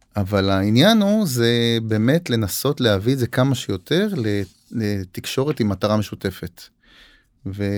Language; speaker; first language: Hebrew; native; Hebrew